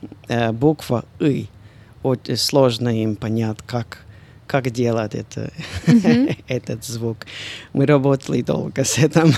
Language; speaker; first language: Russian; non-native, fluent; English